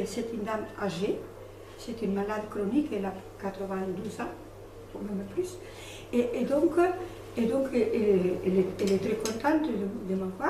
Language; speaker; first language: French; non-native, fluent; Spanish